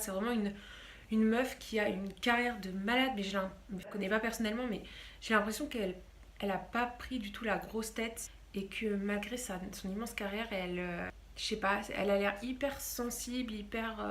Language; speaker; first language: French; native; French